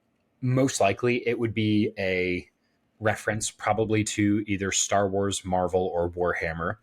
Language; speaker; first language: English; native; English